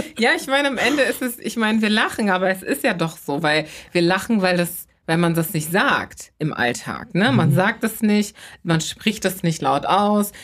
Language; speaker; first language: German; early bilingual, other home language; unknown